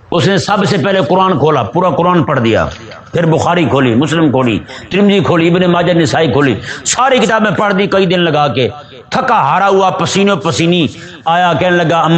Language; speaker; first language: Urdu; non-native, local second language; Punjabi